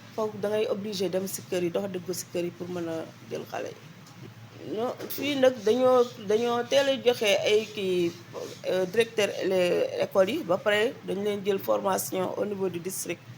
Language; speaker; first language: Wolof; native; Wolof